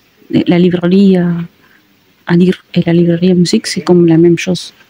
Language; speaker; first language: French; non-native, learner; Spanish